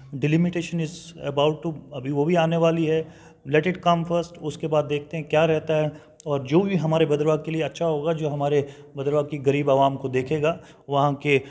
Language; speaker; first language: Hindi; non-native, local second language; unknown